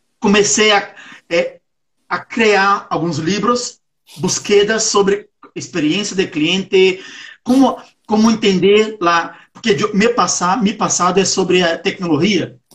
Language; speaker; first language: Portuguese; non-native, learner; Spanish